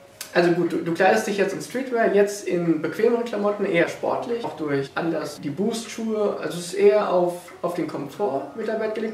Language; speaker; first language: German; native; German